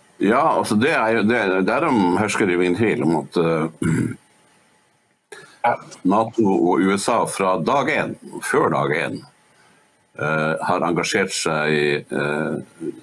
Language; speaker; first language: Norwegian; native; Norwegian